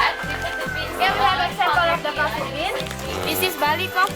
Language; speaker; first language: English; non-native, learner; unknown